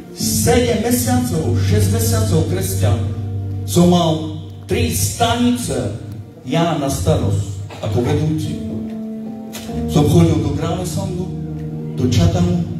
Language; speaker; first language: Slovak; non-native, local second language; Romany